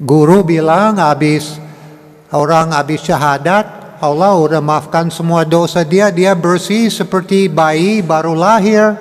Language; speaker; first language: Indonesian; non-native, learner; English